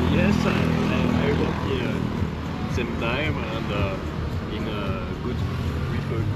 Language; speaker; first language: English; non-native, learner; French